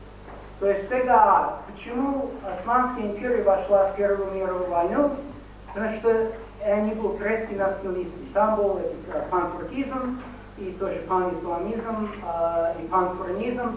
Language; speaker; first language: Russian; non-native, fluent; English